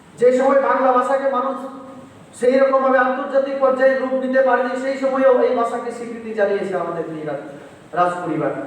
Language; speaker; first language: Bangla; non-native, local second language; Kok Borok